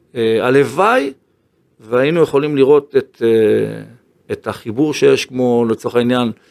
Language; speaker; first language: Hebrew; native; Hebrew